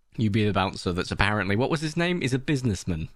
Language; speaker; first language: English; native; English